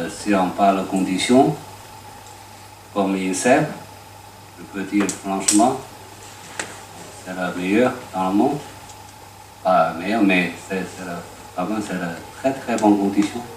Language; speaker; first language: French; non-native, learner; Chinese